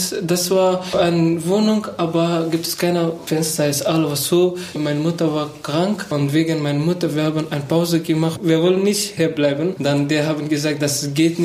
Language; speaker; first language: German; non-native, learner; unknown